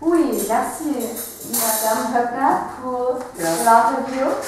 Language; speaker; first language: French; non-native, learner; German